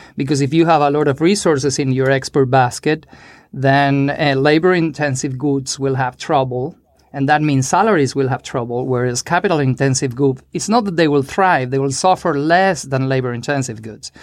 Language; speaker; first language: English; non-native, fluent; Spanish